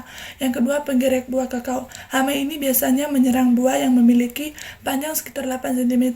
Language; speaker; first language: Indonesian; non-native, learner; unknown